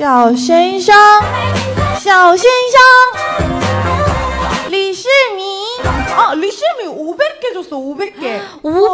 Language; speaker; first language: Chinese; non-native, learner; Korean